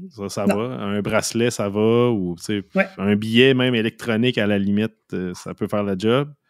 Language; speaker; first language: French; native; French